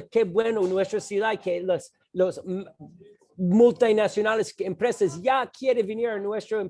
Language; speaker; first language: Spanish; non-native, fluent; English